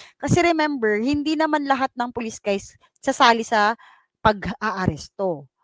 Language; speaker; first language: Filipino; non-native, local second language; Cebuano